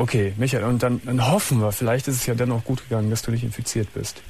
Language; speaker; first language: German; native; German